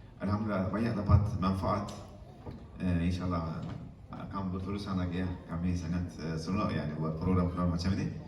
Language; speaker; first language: Malay; non-native, fluent; Turkish